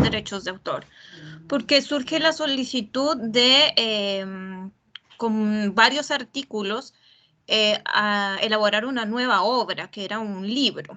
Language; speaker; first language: Spanish; native; Spanish